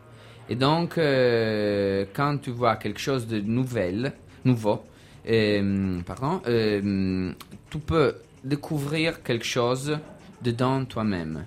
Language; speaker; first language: French; non-native, learner; Italian